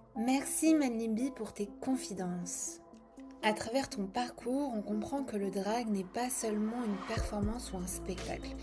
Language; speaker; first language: French; native; French